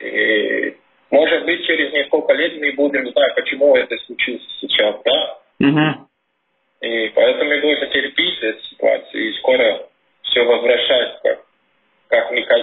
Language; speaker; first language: Russian; non-native, fluent; Portuguese